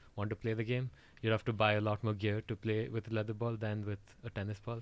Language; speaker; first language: English; non-native, local second language; Odia